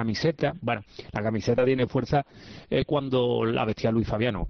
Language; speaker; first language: Spanish; native; Spanish